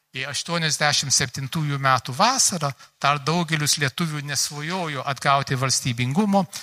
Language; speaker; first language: Lithuanian; early bilingual, heritage; Lithuanian